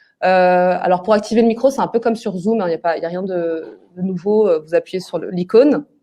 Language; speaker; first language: French; native; French